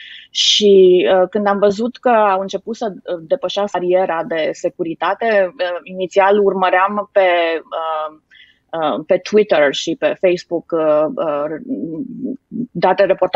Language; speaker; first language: Romanian; native; Romanian